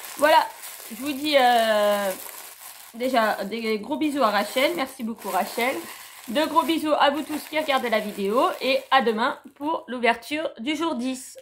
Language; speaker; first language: French; native; French